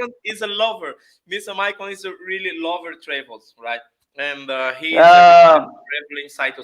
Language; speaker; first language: English; non-native, fluent; Portuguese